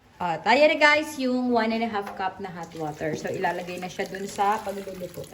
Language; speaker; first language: Filipino; non-native, local second language; Waray